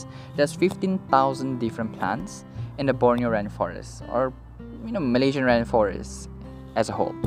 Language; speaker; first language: English; non-native, local second language; Malay